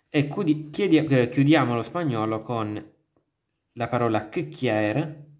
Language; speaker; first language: Italian; native; Italian